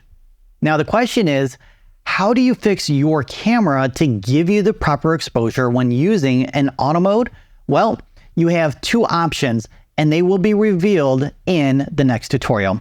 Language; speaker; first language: English; native; English